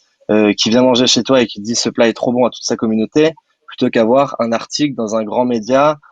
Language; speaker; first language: French; native; French